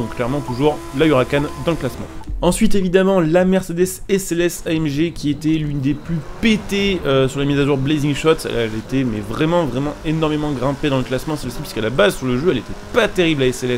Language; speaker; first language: French; native; French